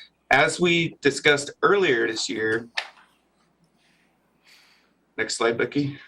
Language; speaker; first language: English; native; English